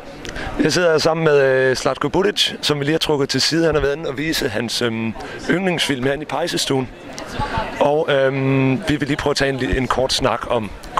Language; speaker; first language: Danish; native; Danish